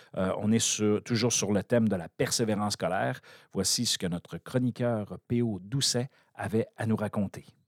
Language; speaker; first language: French; native; French